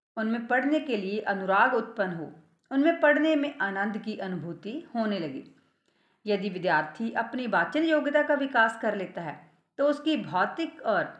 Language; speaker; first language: Hindi; non-native, local second language; Punjabi